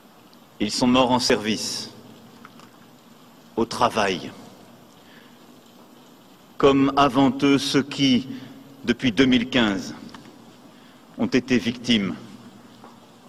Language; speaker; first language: French; native; French